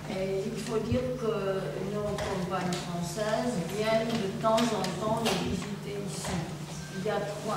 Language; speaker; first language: French; non-native, fluent; Czech